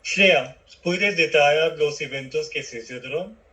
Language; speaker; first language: Spanish; non-native, learner; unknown